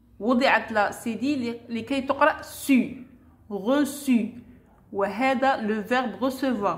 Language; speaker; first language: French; non-native, local second language; Arabic